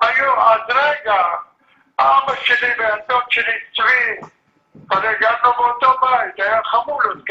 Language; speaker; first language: Hebrew; early bilingual, other home language; Arabic